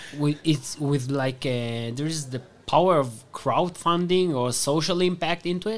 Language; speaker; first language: English; non-native, fluent; Hebrew